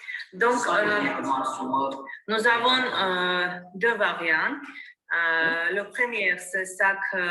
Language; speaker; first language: French; non-native, fluent; Armenian